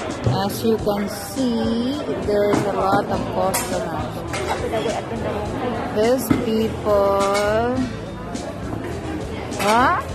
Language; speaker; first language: English; non-native, local second language; Filipino